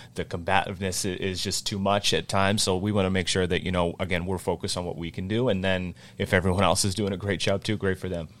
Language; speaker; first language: English; native; English